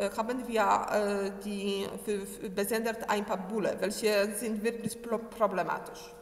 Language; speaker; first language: German; non-native, learner; Polish